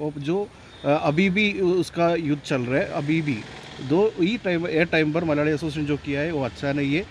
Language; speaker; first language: Hindi; non-native, local second language; Malayalam